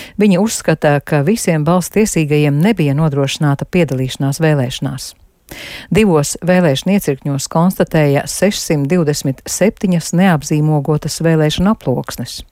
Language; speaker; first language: Latvian; native; Latvian